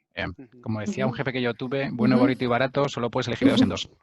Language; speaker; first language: Spanish; native; Spanish